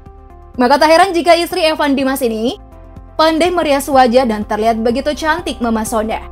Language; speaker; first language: Indonesian; native; Indonesian